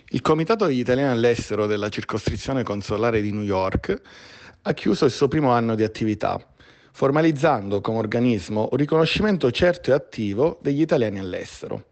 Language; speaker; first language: Italian; native; Italian